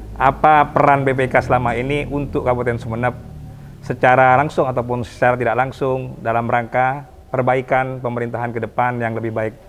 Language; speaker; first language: Indonesian; non-native, local second language; Madurese